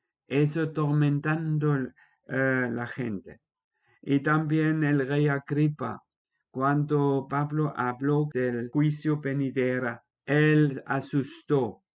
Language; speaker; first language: Spanish; non-native, fluent; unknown